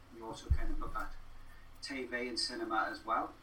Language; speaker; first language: English; native; English